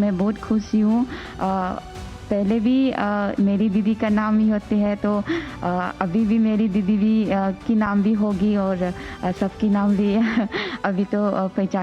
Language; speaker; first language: Hindi; non-native, local second language; Manipuri